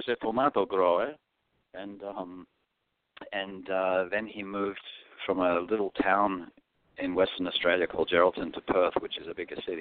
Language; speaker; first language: English; non-native, local second language; Greek